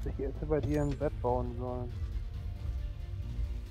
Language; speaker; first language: German; native; German